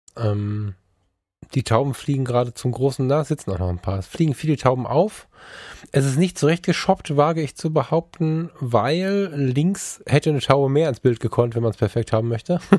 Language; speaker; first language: German; early bilingual, other home language; Turkish